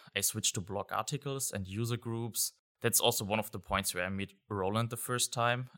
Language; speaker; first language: English; non-native, fluent; German